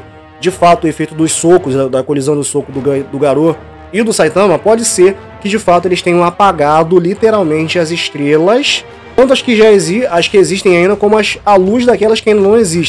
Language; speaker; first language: Portuguese; native; Portuguese